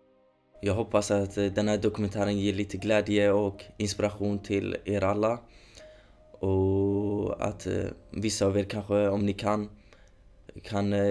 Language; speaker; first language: Swedish; early bilingual, other home language; Kurdish